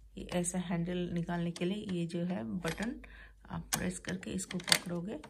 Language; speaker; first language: Hindi; non-native, local second language; Bangla